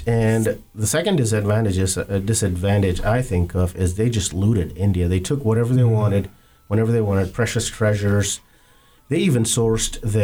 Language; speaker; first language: English; non-native, local second language; Kannada